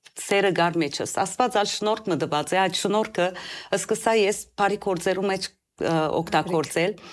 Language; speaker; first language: Armenian; early bilingual, heritage; Armenian